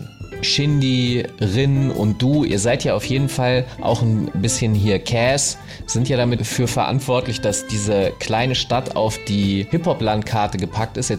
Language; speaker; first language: German; native; German